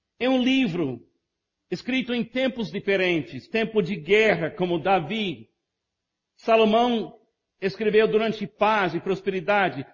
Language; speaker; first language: Portuguese; non-native, fluent; English